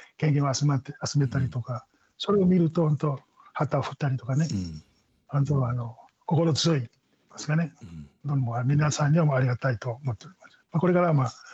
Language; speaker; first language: Japanese; non-native, fluent; Tongan